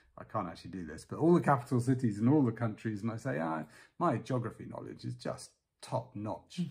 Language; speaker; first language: English; native; English